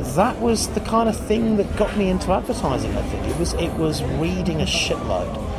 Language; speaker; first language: English; native; English